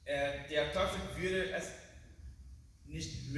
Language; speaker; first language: German; non-native, learner; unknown